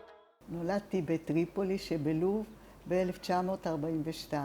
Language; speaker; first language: Hebrew; non-native, fluent; Italian